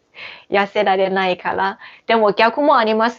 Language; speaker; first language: Japanese; non-native, fluent; Chinese